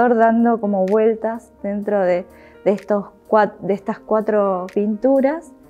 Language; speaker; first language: Spanish; native; Spanish